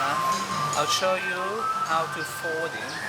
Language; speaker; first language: English; non-native, learner; Thai